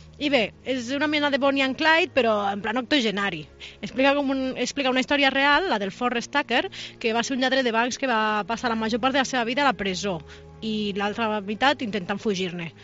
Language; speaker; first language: Catalan; native; Catalan